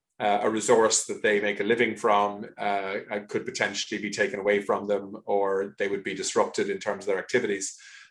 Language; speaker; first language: English; native; English